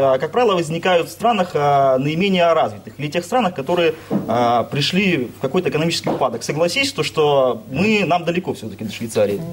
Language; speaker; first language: Russian; native; Russian